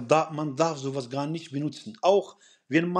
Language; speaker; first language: German; non-native, fluent; Arabic